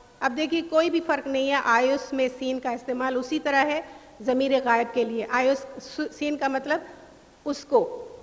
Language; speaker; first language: Urdu; non-native, local second language; Sindhi